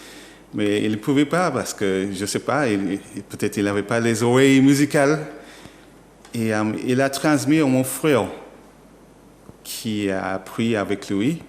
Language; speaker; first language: French; non-native, learner; English